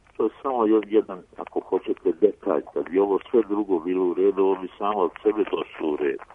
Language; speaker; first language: Serbian; native; Serbian